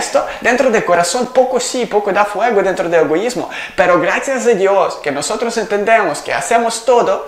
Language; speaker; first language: Spanish; non-native, learner; Ukrainian